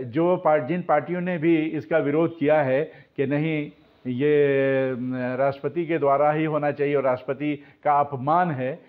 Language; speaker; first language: Hindi; native; Hindi